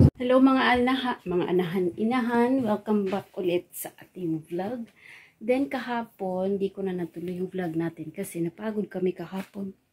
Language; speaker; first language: Filipino; non-native, local second language; Cebuano